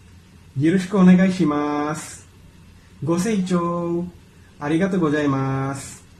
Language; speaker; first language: Japanese; non-native, learner; Bangla